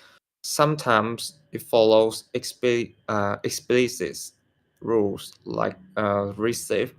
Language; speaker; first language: English; non-native, learner; Vietnamese